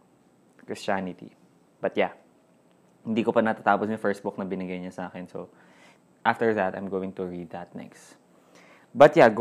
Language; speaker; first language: English; non-native, local second language; Filipino